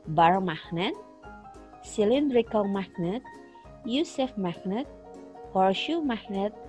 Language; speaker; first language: English; non-native, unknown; Indonesian